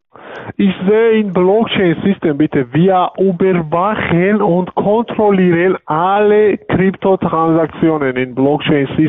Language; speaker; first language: German; non-native, learner; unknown